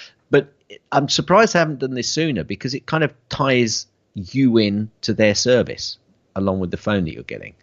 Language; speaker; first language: English; native; English